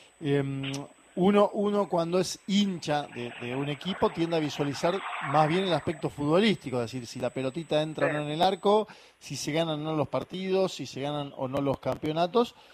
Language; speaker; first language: Spanish; native; Spanish